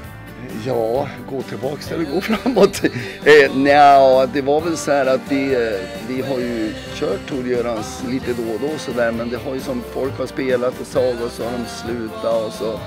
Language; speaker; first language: Swedish; native; Swedish